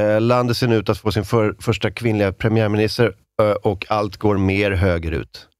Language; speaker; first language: Swedish; native; Swedish